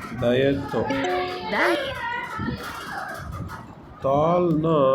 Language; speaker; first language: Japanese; non-native, learner; Tamil